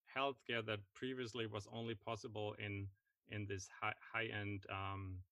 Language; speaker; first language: English; non-native, fluent; German